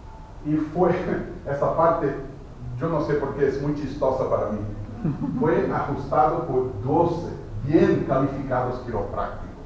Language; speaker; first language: Spanish; non-native, fluent; Portuguese